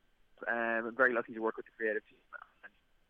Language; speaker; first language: English; native; English